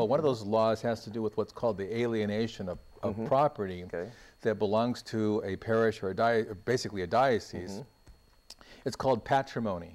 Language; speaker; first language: English; native; English